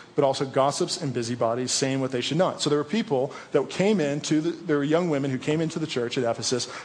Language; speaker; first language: English; native; English